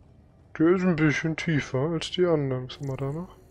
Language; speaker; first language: German; native; German